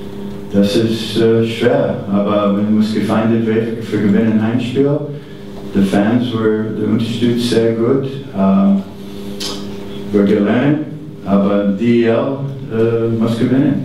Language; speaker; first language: German; non-native, learner; English